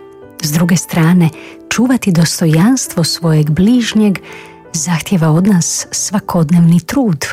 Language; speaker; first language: Croatian; native; Croatian